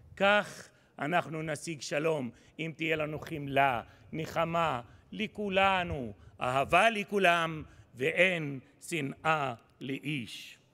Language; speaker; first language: Hebrew; non-native, local second language; Arabic